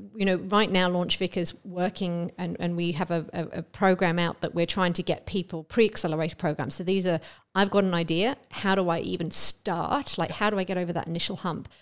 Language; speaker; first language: English; native; English